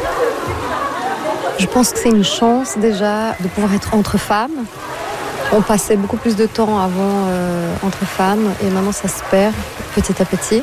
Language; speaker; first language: French; non-native, fluent; Portuguese